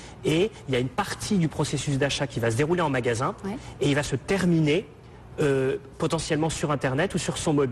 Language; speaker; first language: French; native; French